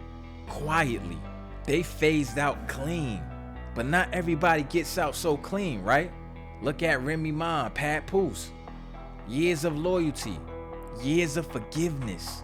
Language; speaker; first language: English; native; English